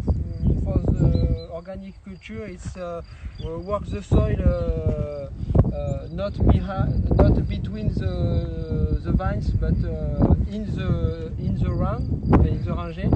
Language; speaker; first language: English; non-native, learner; French